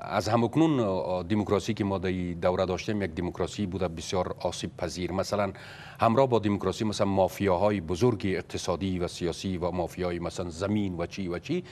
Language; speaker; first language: Persian; native; Persian